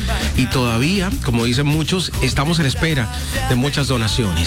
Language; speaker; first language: Spanish; native; Spanish